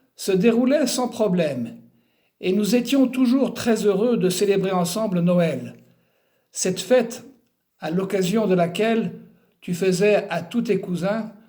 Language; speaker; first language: French; early bilingual, heritage; French